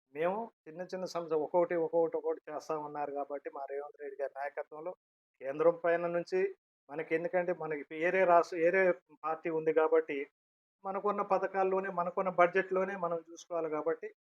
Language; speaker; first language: Telugu; non-native, local second language; Lambadi